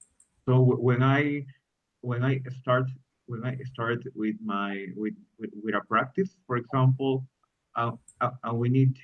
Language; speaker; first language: English; non-native, learner; Spanish